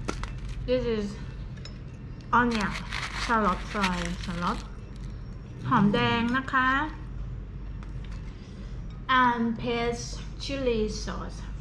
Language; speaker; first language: English; non-native, learner; Thai